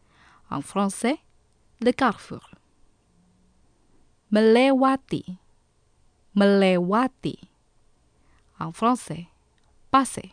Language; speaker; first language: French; non-native, fluent; Indonesian